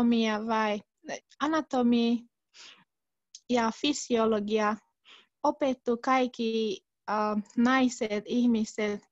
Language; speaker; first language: Finnish; non-native, learner; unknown